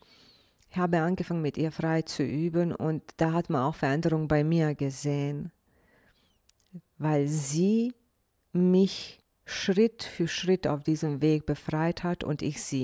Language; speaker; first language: German; non-native, fluent; Bosnian